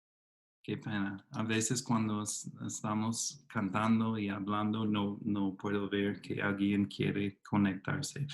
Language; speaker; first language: Spanish; non-native, fluent; English